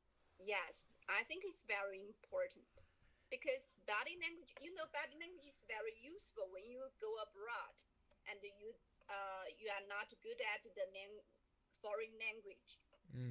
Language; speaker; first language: English; non-native, learner; Chinese